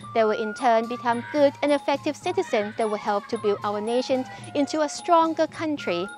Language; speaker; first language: English; non-native, fluent; Thai